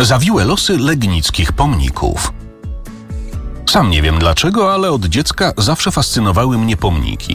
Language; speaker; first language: Polish; native; Polish